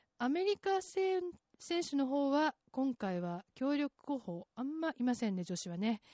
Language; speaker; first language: Japanese; native; Japanese